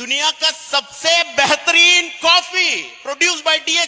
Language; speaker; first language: Hindi; non-native, fluent; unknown